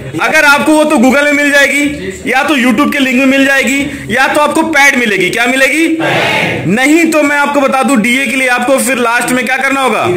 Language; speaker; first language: Hindi; native; Hindi